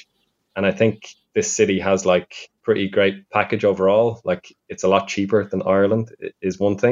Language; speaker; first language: English; native; English